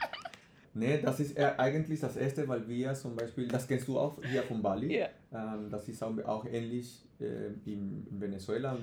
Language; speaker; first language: German; non-native, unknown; Spanish